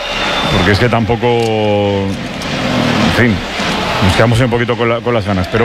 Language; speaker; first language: Spanish; native; Spanish